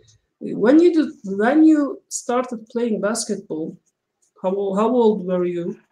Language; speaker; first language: English; non-native, learner; Turkish